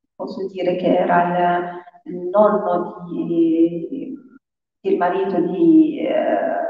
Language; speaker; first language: Italian; non-native, fluent; Arabic